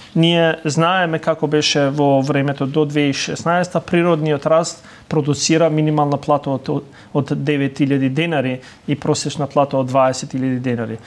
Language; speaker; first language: Macedonian; non-native, local second language; Albanian